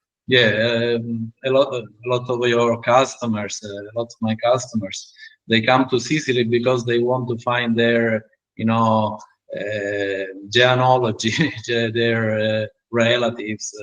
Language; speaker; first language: English; non-native, learner; Italian